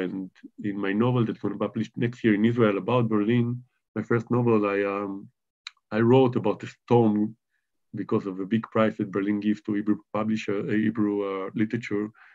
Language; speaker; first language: English; non-native, fluent; Hebrew